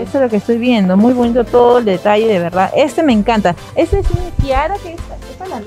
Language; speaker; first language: Spanish; native; Spanish